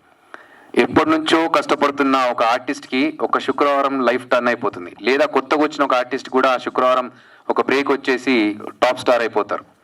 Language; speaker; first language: Telugu; native; Telugu